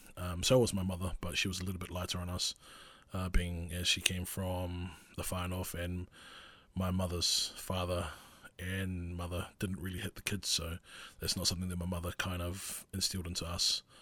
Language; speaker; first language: English; non-native, local second language; Māori